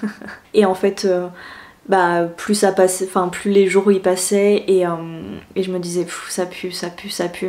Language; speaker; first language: French; native; French